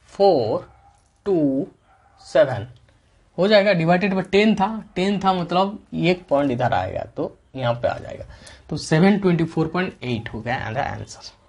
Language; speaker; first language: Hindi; non-native, local second language; Bangla